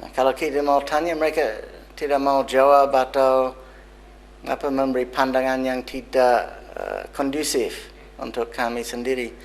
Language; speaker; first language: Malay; non-native, fluent; English